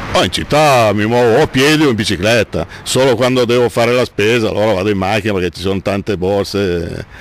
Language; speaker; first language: Italian; native; Italian